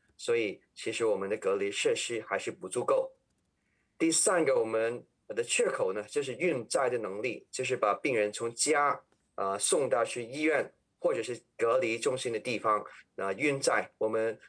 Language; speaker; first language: Chinese; non-native, local second language; Cantonese